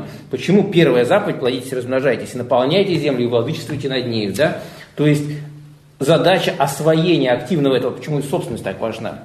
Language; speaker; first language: Russian; native; Russian